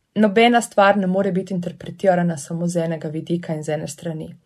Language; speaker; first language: Slovenian; native; Slovenian